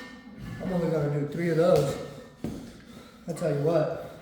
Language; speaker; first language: English; native; English